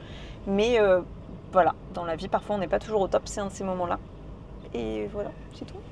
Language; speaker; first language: French; native; French